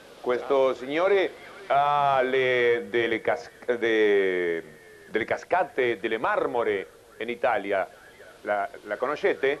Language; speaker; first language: Italian; non-native, fluent; Spanish